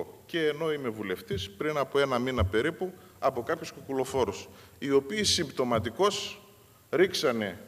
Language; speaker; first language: Greek; native; Greek